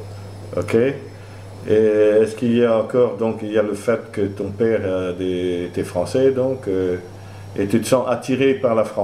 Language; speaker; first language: French; non-native, fluent; Dutch